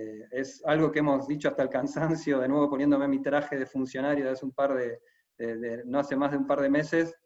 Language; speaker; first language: Spanish; native; Spanish